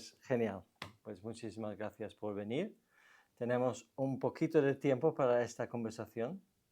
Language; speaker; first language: Spanish; non-native, fluent; English